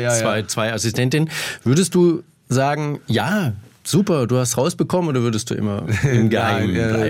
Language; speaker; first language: German; native; German